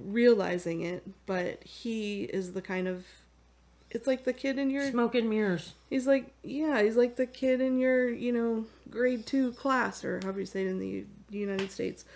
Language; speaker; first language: English; native; English